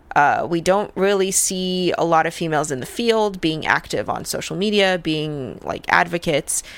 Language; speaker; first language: English; early bilingual, other home language; Russian